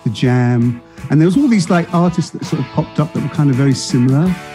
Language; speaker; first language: English; native; English